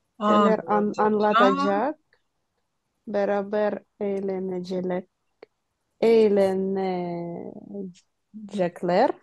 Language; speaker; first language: Turkish; non-native, learner; Ukrainian